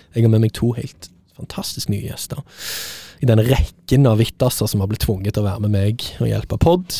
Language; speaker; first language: Norwegian; native; Norwegian